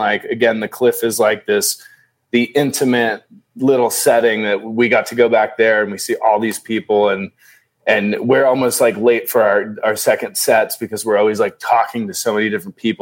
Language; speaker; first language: English; native; English